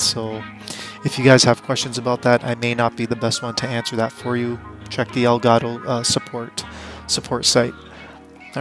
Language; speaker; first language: English; native; English